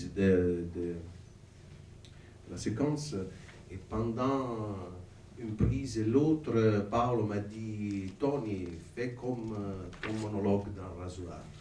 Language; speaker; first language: French; non-native, learner; Italian